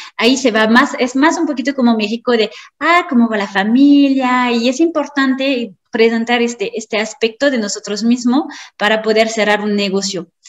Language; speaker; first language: Spanish; non-native, fluent; French